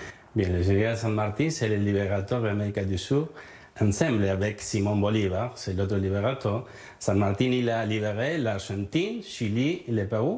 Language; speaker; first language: French; non-native, learner; Spanish